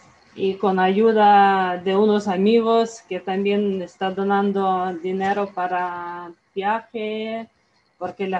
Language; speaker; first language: Spanish; non-native, fluent; Ukrainian